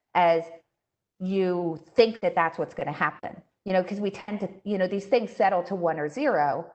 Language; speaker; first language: English; native; English